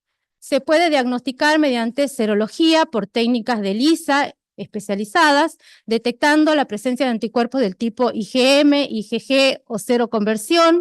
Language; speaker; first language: Spanish; native; Spanish